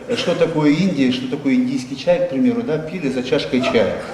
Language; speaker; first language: Russian; non-native, local second language; Kazakh